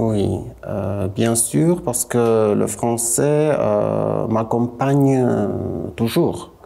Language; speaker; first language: French; non-native, fluent; Armenian